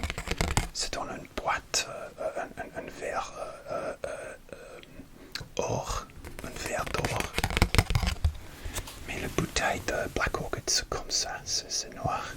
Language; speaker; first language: French; non-native, learner; English